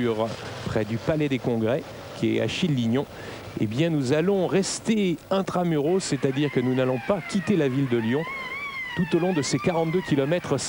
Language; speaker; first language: French; native; French